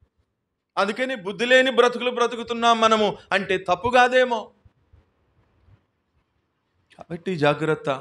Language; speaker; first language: Telugu; native; Telugu